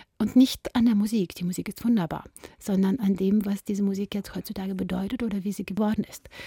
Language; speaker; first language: German; non-native, fluent; Russian